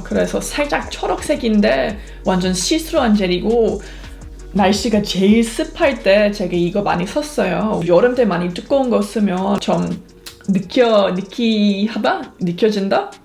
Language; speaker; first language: Korean; non-native, fluent; English